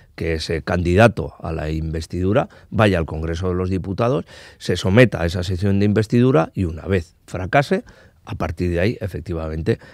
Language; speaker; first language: Spanish; non-native, local second language; Basque